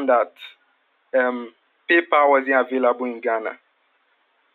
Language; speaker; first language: English; non-native, local second language; Akan